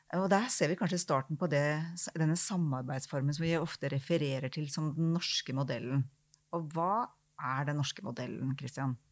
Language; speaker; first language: Norwegian; native; Norwegian